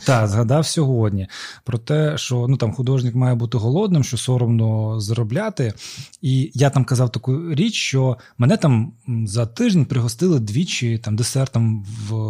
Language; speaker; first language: Ukrainian; non-native, local second language; Russian